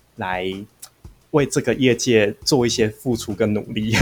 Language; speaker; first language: Chinese; native; Chinese